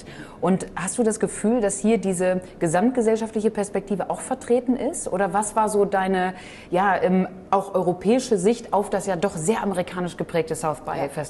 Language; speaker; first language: German; native; German